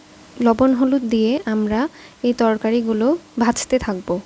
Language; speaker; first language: Bangla; native; Bangla